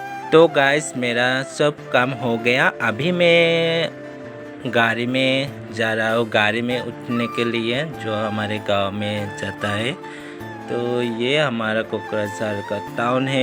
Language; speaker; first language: Hindi; non-native, local second language; Assamese